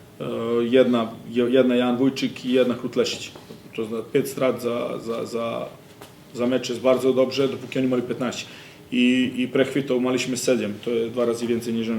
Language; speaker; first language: Polish; non-native, fluent; Serbian